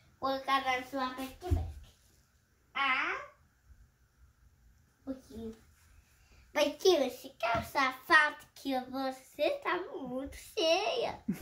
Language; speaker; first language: Portuguese; early bilingual, heritage; Portuguese